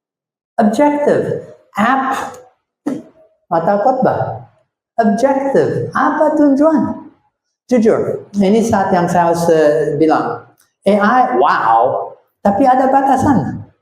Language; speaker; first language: Indonesian; non-native, fluent; English